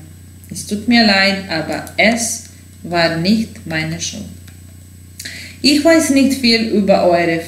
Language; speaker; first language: German; non-native, fluent; Serbian